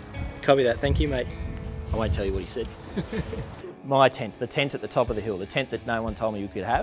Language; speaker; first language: English; native; English